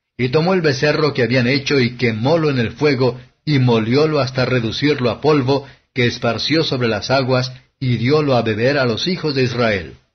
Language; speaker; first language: Spanish; non-native, fluent; Portuguese